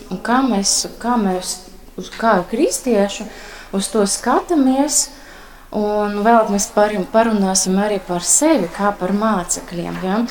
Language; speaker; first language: Latvian; non-native, local second language; Russian